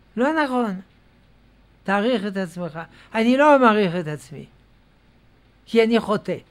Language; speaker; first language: Hebrew; non-native, fluent; French